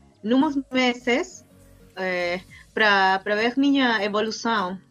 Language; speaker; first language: Portuguese; non-native, learner; Spanish